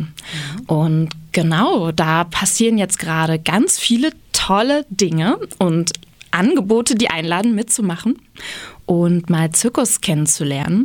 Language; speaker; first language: German; native; German